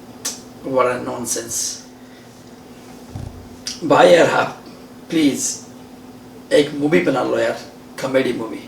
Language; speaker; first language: Hindi; non-native, learner; Nepali